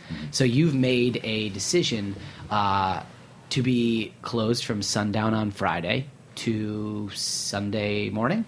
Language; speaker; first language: English; native; English